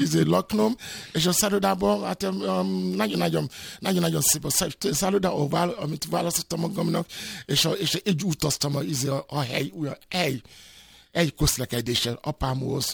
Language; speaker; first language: Hungarian; non-native, fluent; Yoruba